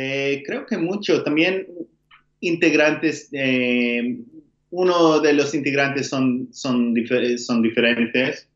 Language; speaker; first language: Spanish; non-native, learner; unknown